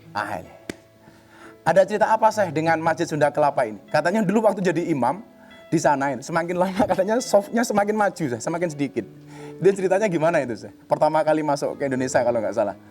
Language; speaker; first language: Indonesian; native; Indonesian